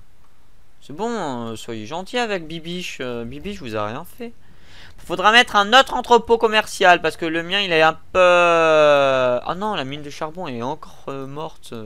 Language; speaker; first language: French; native; French